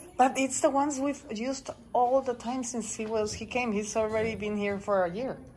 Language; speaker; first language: English; non-native, fluent; Spanish